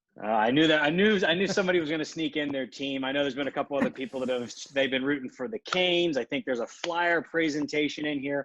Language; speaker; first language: English; native; English